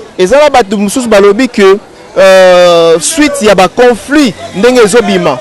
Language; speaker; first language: Lingala; native; Lingala